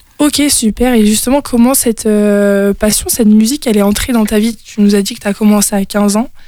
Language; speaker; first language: French; native; French